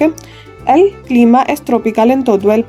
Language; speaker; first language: Spanish; non-native, fluent; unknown